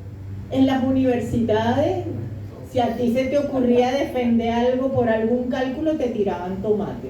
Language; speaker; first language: Spanish; native; Spanish